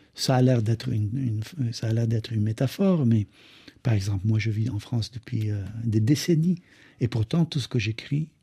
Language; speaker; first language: French; native; French